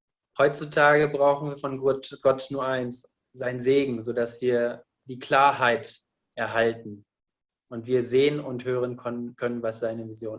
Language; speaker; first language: German; non-native, fluent; Indonesian